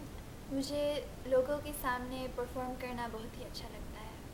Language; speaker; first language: Hindi; early bilingual, heritage; Hindi